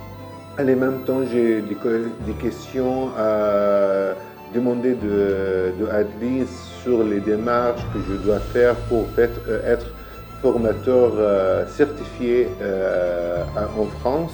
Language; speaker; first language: French; non-native, learner; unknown